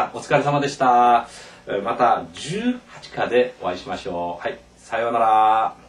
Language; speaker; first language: Japanese; non-native, fluent; Korean